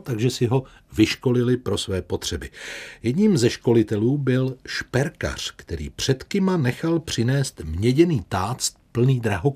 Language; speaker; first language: Czech; native; Czech